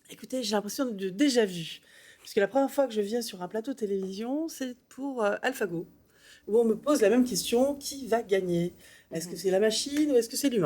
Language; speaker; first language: French; native; French